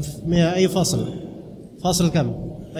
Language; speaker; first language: Arabic; non-native, fluent; Indonesian